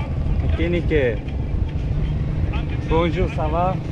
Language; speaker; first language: French; non-native, learner; Persian